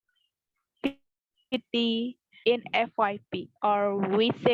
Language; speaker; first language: English; non-native, learner; Indonesian